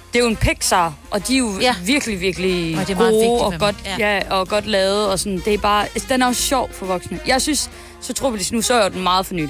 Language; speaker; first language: Danish; native; Danish